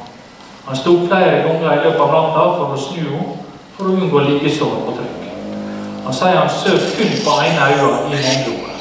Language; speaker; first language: Norwegian; native; Norwegian